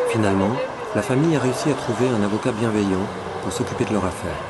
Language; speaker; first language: French; native; French